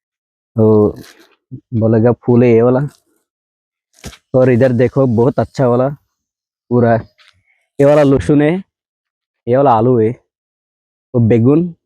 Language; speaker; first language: Hindi; non-native, learner; Bangla